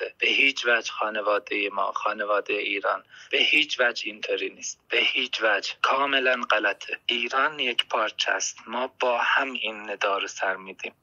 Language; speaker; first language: Persian; non-native, local second language; Kurdish